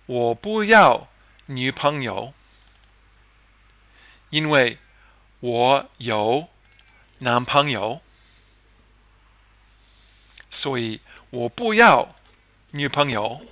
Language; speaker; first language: Chinese; non-native, fluent; English